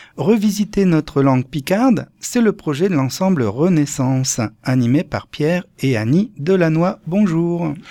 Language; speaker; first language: French; native; French